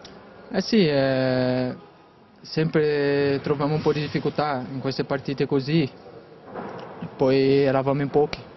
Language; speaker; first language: Italian; non-native, fluent; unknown